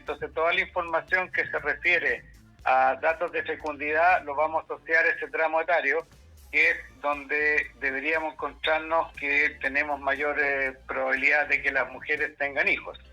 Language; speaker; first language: Spanish; native; Spanish